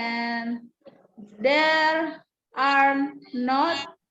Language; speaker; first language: English; non-native, learner; Indonesian